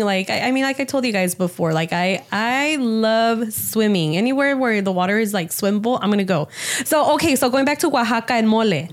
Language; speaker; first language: English; early bilingual, other home language; Spanish